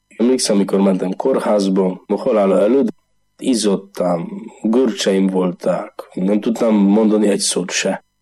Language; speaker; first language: Hungarian; non-native, learner; Polish